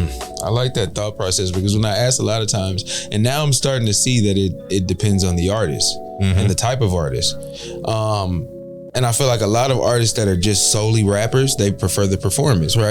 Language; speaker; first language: English; native; English